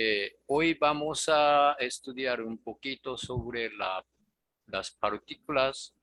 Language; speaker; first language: Spanish; non-native, fluent; Japanese